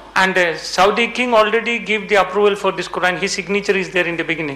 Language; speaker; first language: English; non-native, local second language; Malayalam